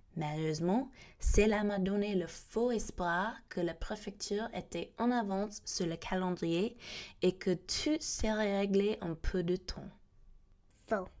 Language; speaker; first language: French; non-native, fluent; English